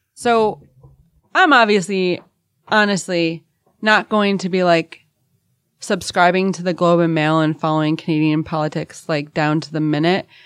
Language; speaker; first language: English; native; English